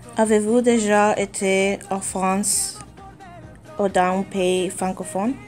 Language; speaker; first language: French; non-native, learner; English